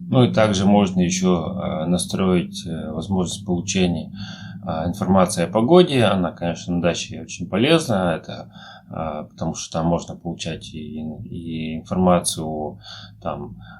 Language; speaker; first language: Russian; native; Russian